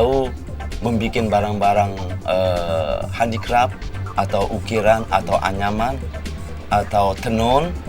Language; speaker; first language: Indonesian; non-native, local second language; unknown